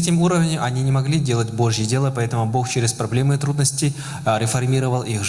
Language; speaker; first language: Russian; native; Russian